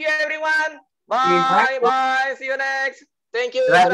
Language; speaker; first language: English; non-native, learner; Indonesian